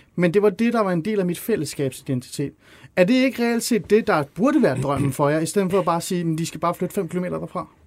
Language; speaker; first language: Danish; early bilingual, other home language; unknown